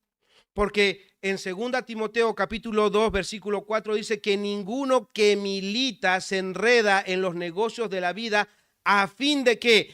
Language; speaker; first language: Spanish; native; Spanish